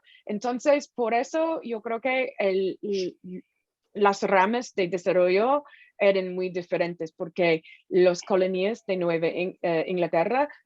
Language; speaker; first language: Spanish; non-native, fluent; English